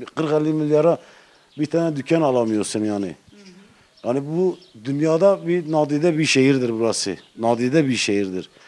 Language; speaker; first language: Turkish; native; Turkish